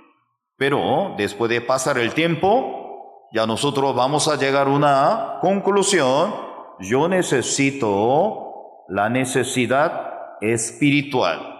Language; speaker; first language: Spanish; non-native, fluent; Korean